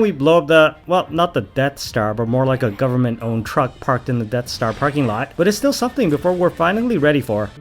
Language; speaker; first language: English; native; English